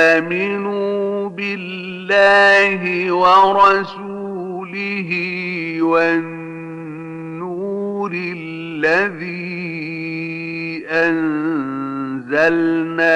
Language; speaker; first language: Arabic; native; Arabic